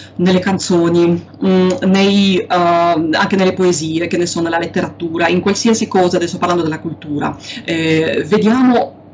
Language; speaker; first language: Italian; non-native, fluent; Russian